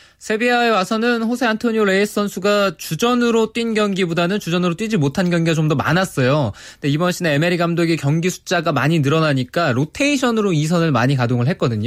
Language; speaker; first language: Korean; native; Korean